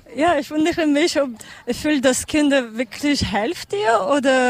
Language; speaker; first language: German; non-native, learner; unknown